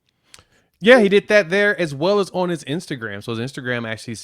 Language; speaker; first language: English; native; English